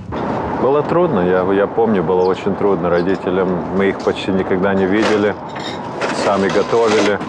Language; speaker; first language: Russian; early bilingual, heritage; Russian